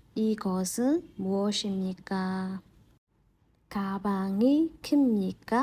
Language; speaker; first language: Korean; non-native, fluent; Burmese